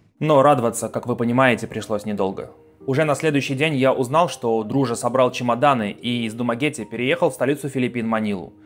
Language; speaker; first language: Russian; native; Russian